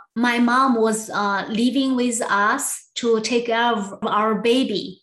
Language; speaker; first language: English; non-native, learner; Chinese